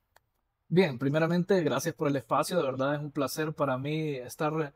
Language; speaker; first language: Spanish; native; Spanish